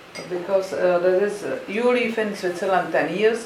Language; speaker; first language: English; non-native, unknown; Czech